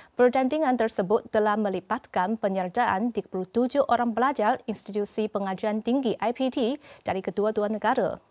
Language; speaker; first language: Malay; non-native, fluent; Chinese